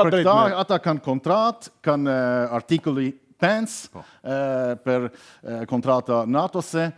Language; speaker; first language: Albanian; non-native, learner; German